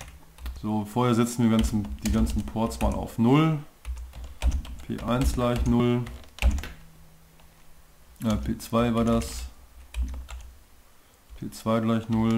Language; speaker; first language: German; native; German